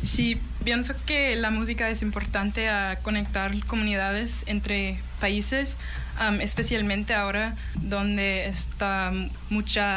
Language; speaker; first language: Spanish; non-native, learner; English